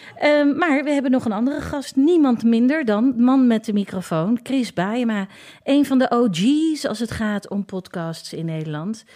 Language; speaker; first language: Dutch; native; Dutch